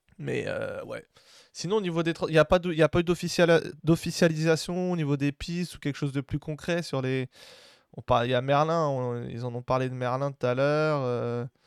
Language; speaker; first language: French; native; French